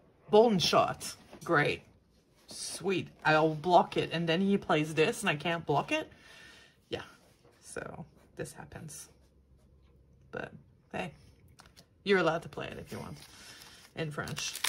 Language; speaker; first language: English; non-native, local second language; French